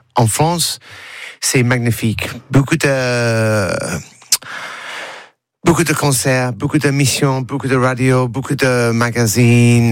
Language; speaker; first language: French; non-native, learner; English